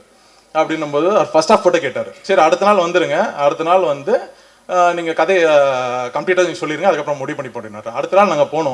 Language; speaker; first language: Tamil; native; Tamil